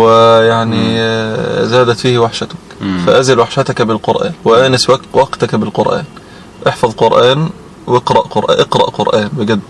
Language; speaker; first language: Arabic; native; Arabic